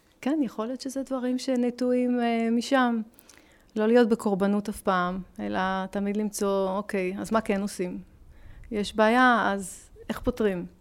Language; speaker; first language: Hebrew; early bilingual, other home language; French